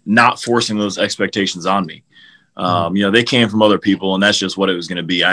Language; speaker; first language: English; native; English